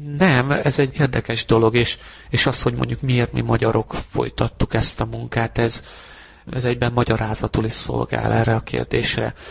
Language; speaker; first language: Hungarian; native; Hungarian